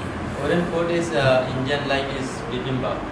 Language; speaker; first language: English; non-native, learner; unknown